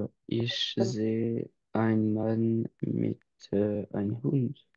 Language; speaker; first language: German; non-native, learner; French